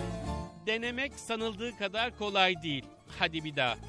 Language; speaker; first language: Turkish; native; Turkish